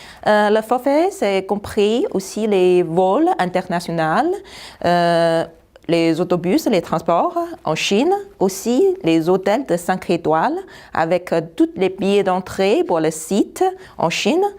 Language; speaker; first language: French; non-native, fluent; Chinese